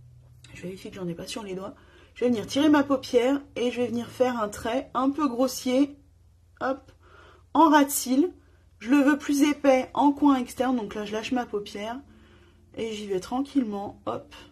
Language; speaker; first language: French; native; French